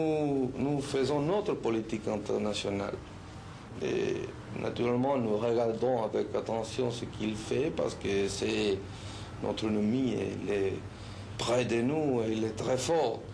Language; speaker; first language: French; non-native, fluent; Spanish